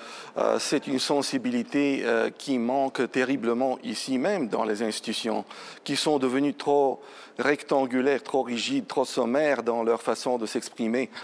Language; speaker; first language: French; non-native, fluent; Bulgarian